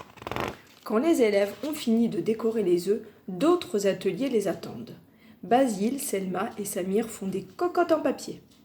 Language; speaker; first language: French; native; French